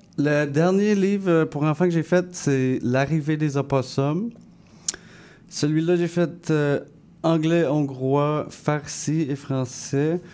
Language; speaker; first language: French; non-native, local second language; English